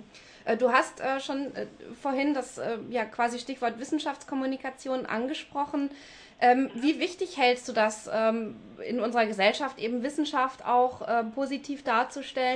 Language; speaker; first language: German; native; German